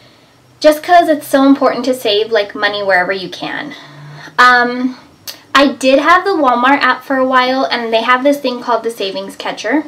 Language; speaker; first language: English; native; English